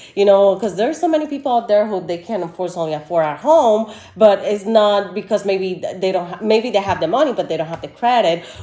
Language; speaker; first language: English; non-native, fluent; Spanish